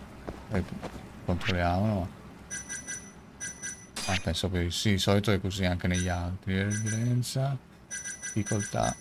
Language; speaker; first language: Italian; native; Italian